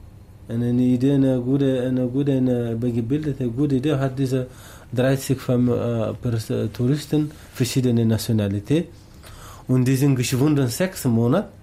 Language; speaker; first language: German; non-native, learner; Tamasheq